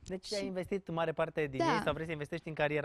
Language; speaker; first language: Romanian; native; Romanian